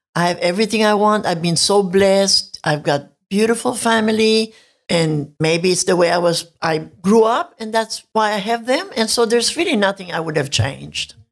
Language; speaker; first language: English; non-native, local second language; Spanish